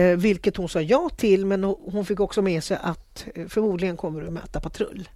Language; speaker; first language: Swedish; early bilingual, other home language; Spanish